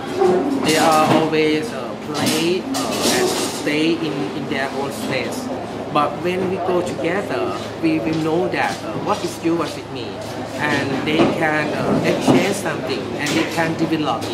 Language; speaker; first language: English; non-native, learner; Thai